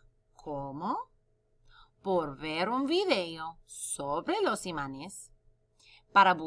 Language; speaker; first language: Spanish; non-native, fluent; English